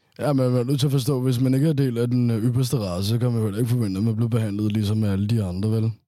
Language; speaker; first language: Danish; early bilingual, other home language; Somali